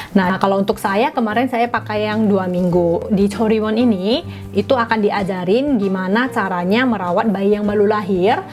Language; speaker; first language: Indonesian; native; Indonesian